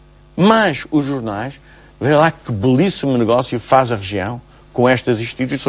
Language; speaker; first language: Portuguese; native; Portuguese